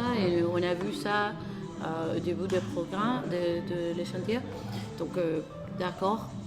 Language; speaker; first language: French; non-native, learner; Spanish